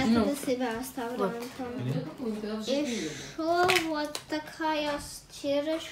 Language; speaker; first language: Russian; early bilingual, heritage; Russian